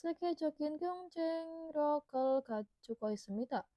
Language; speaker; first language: Korean; non-native, fluent; Indonesian